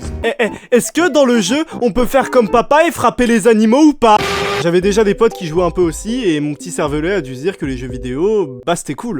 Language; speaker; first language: French; native; French